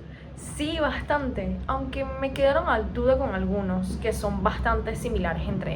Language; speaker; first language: Spanish; native; Spanish